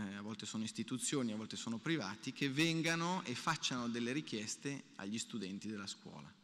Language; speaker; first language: Italian; native; Italian